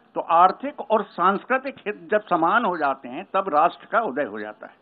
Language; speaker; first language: Hindi; native; Hindi